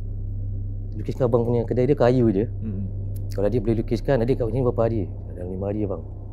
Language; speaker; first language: Malay; native; Malay